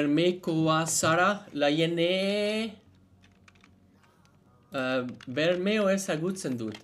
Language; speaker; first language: Basque; non-native, learner; English